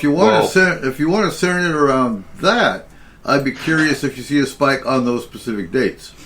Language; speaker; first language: English; native; English